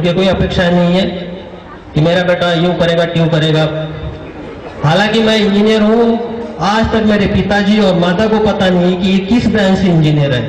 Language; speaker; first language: Hindi; non-native, local second language; Marathi